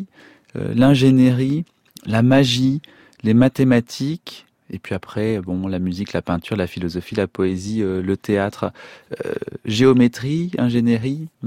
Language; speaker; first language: French; native; French